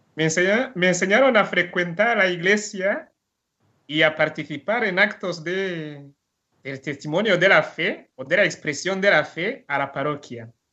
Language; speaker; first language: Spanish; non-native, fluent; Rundi